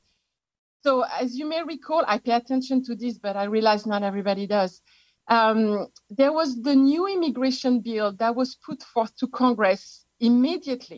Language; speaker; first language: English; non-native, fluent; French